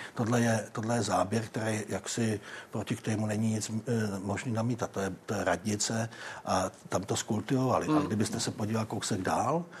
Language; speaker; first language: Czech; native; Czech